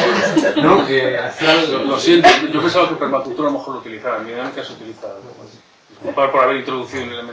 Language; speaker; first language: Spanish; native; Spanish